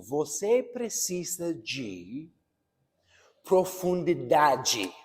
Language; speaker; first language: Portuguese; non-native, fluent; English